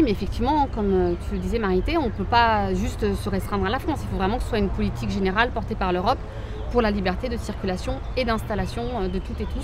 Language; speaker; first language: French; native; French